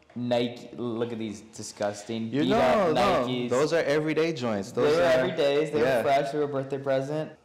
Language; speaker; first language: English; native; English